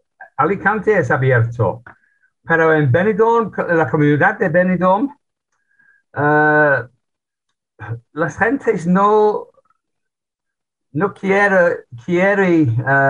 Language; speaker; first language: Spanish; non-native, learner; English